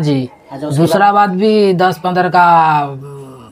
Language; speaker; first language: Hindi; non-native, local second language; Odia